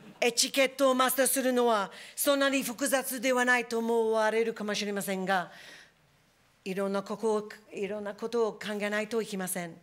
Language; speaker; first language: Japanese; non-native, fluent; English